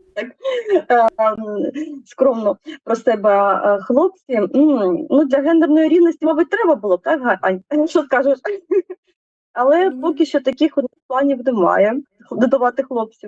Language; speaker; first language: Ukrainian; native; Ukrainian